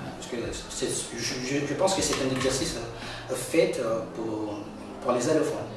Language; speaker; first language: French; non-native, local second language; Comorian